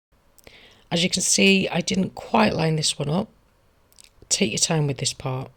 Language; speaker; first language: English; native; English